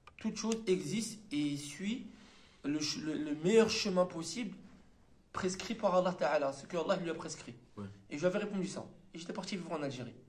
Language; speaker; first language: French; native; French